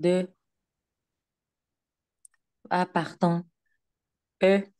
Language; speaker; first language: French; non-native, learner; Spanish